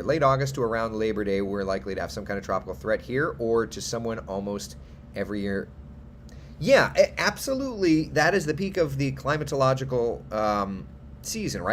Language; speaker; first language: English; native; English